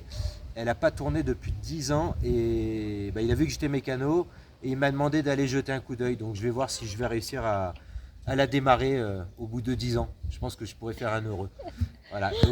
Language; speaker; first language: French; native; French